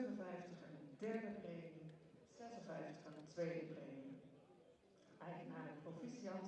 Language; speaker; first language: Dutch; native; Dutch